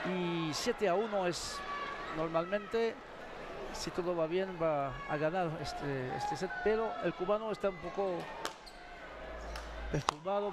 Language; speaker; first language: Spanish; non-native, learner; French